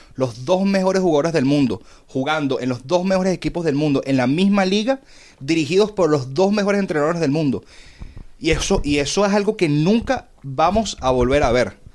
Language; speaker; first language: Spanish; native; Spanish